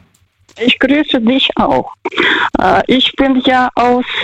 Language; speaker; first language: German; non-native, fluent; Russian